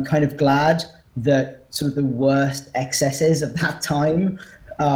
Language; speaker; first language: English; native; English